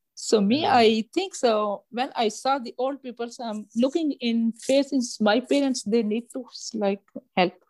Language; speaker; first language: English; non-native, local second language; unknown